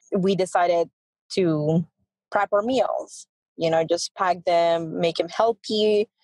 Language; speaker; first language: English; early bilingual, other home language; Spanish